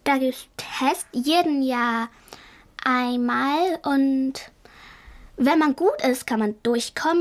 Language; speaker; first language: German; early bilingual, other home language; Chinese